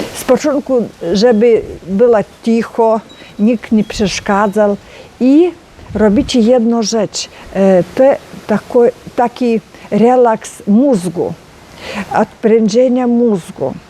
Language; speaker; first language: Polish; non-native, learner; Ukrainian